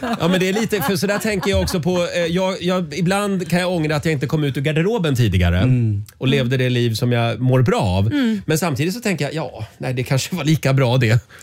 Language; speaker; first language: Swedish; native; Swedish